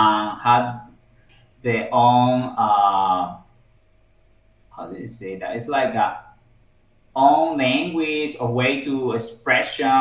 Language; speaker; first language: English; non-native, learner; Spanish